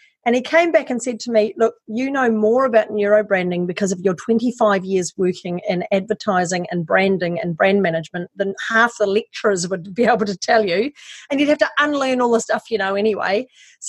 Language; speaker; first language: English; native; English